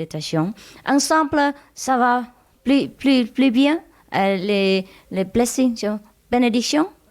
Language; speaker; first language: French; non-native, learner; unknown